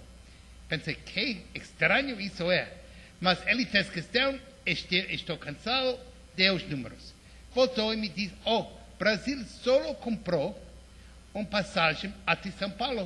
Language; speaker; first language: Portuguese; non-native, fluent; English